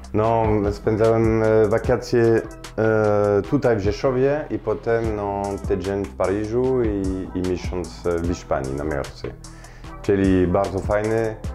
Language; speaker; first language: Polish; non-native, fluent; French